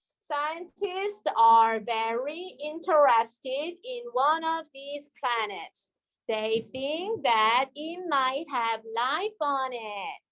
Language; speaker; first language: English; non-native, fluent; Korean